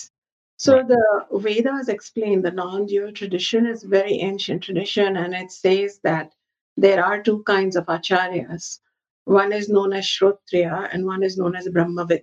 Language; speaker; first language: English; non-native, local second language; Hindi